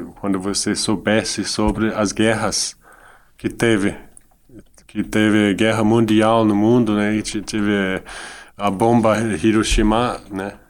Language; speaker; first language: Portuguese; non-native, fluent; Dutch